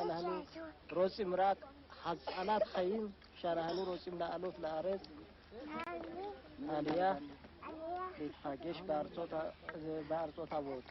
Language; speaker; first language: Hebrew; non-native, learner; Amharic